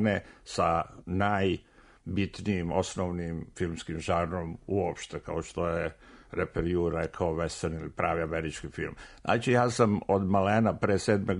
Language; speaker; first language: Serbian; native; Serbian